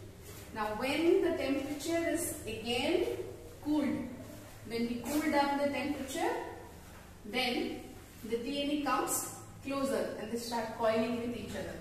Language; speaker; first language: English; non-native, local second language; Odia